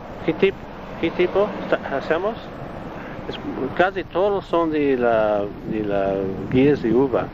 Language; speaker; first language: Spanish; non-native, learner; Italian